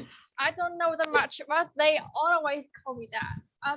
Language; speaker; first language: English; non-native, learner; Vietnamese